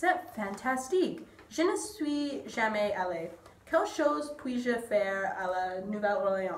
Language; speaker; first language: French; non-native, learner; English